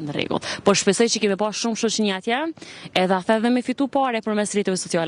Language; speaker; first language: Albanian; native; Albanian